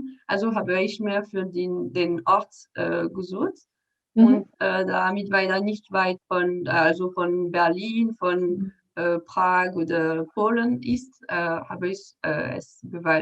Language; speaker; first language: German; non-native, learner; French